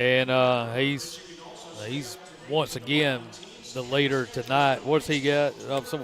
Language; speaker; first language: English; native; English